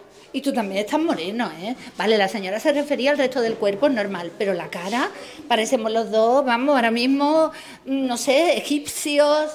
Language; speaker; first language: Spanish; native; Spanish